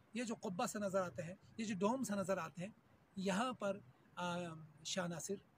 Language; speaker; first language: Urdu; native; Urdu